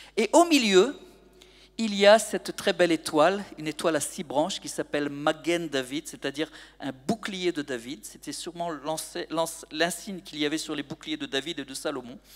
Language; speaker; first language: French; native; French